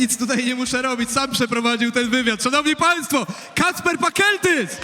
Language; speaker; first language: Polish; native; Polish